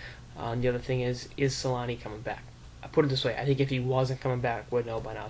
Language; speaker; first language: English; native; English